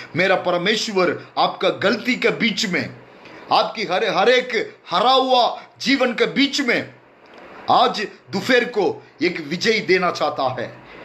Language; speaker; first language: Hindi; non-native, local second language; Tamil